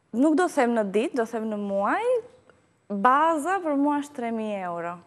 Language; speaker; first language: Albanian; early bilingual, heritage; Albanian